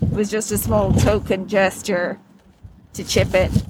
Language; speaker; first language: English; native; English